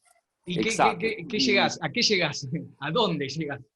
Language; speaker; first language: Spanish; native; Spanish